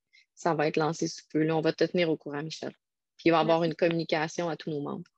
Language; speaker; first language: French; native; French